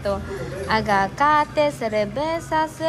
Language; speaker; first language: Spanish; non-native, learner; Japanese